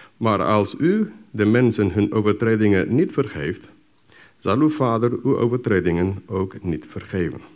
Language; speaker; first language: Dutch; non-native, fluent; English